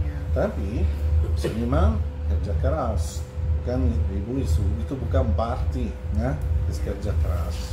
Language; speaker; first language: Indonesian; non-native, learner; English